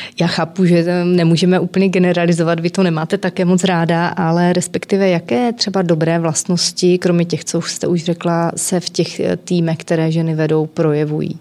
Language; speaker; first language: Czech; native; Czech